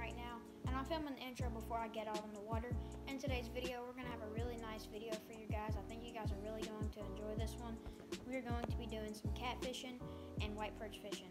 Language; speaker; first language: English; native; English